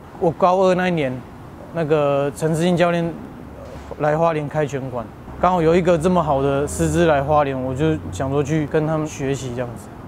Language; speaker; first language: Chinese; native; Chinese